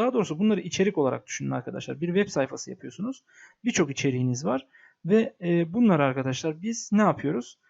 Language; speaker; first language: Turkish; native; Turkish